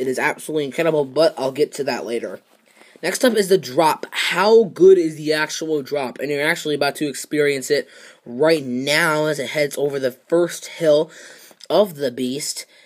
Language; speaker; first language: English; native; English